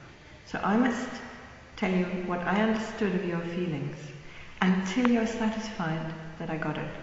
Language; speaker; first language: English; native; English